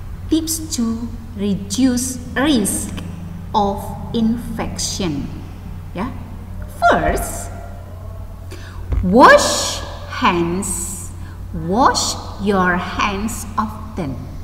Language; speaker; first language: English; non-native, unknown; Indonesian